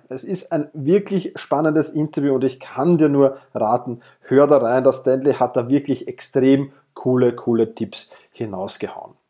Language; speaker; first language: German; native; German